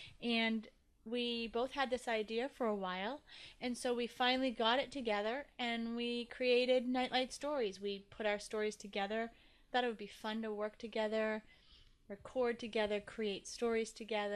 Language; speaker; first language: English; native; English